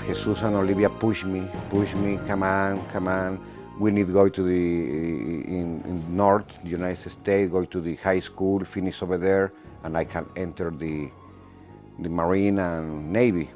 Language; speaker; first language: English; non-native, learner; Spanish